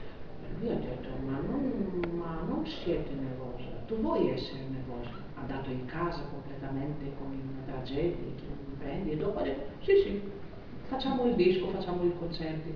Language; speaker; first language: Italian; non-native, fluent; Greek